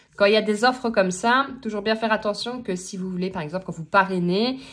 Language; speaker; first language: French; native; French